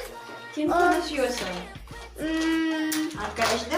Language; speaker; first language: Turkish; non-native, learner; Filipino